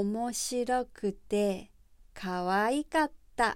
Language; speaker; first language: Japanese; native; Japanese